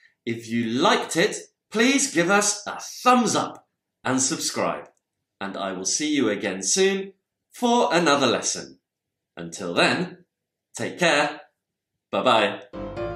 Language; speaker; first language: English; native; English